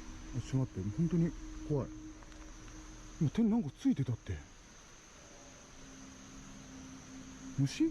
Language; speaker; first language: Japanese; native; Japanese